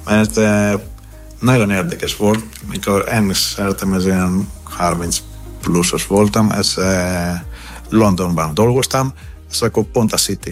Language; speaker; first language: Hungarian; non-native, learner; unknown